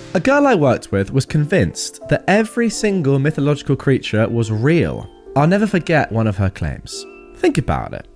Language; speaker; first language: English; native; English